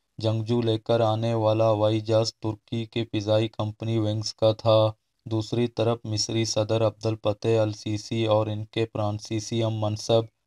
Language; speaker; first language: Urdu; non-native, local second language; Baluchi